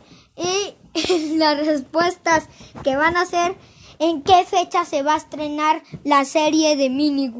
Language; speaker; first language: Spanish; native; Spanish